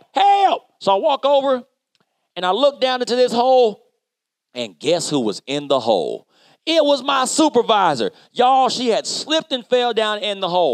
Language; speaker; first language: English; native; English